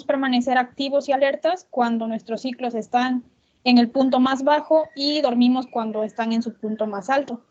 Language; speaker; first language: Spanish; native; Spanish